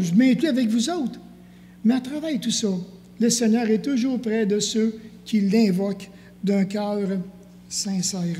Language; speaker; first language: French; native; French